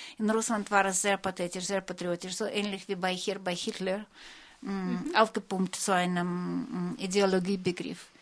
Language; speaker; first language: German; non-native, fluent; Russian